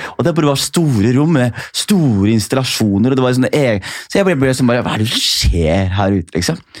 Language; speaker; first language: Norwegian; early bilingual, other home language; Somali